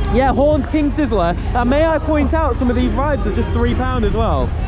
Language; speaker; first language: English; native; English